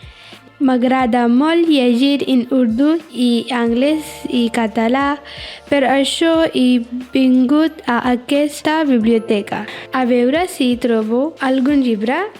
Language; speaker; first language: Catalan; non-native, learner; Urdu